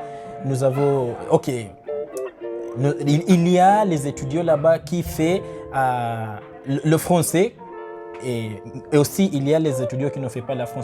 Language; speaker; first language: French; non-native, learner; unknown